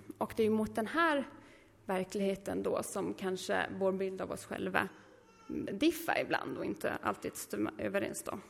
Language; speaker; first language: Swedish; native; Swedish